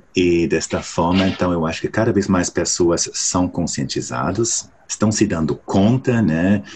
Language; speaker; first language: Portuguese; non-native, fluent; German